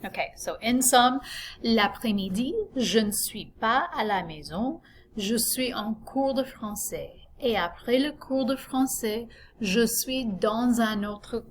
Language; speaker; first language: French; non-native, fluent; English